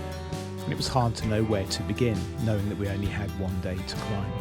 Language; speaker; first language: English; native; English